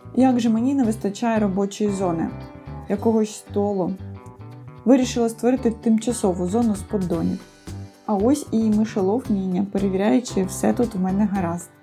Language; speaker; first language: Ukrainian; non-native, local second language; Russian